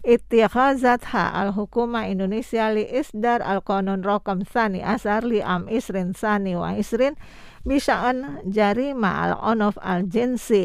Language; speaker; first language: Arabic; non-native, fluent; Indonesian